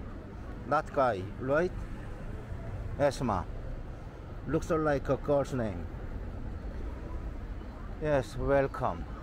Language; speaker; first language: English; non-native, learner; Korean